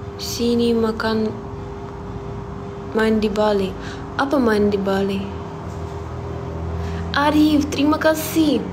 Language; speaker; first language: Indonesian; non-native, learner; Ukrainian